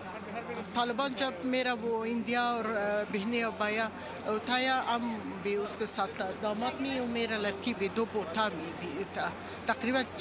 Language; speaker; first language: Hindi; non-native, learner; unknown